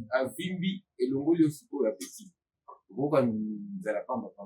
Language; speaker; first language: Lingala; native; Lingala